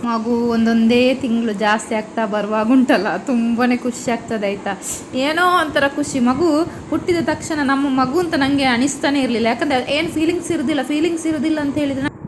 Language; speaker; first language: Kannada; non-native, local second language; Tulu